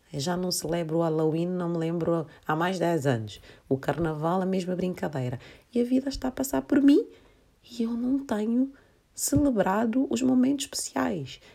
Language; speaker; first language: Portuguese; non-native, local second language; Kabuverdianu